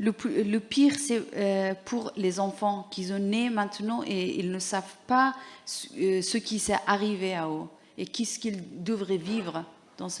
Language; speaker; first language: French; non-native, learner; Persian